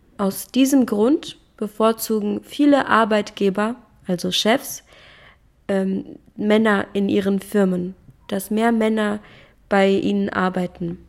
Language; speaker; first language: German; native; German